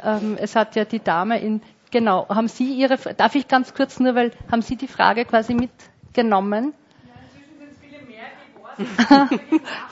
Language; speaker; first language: German; native; German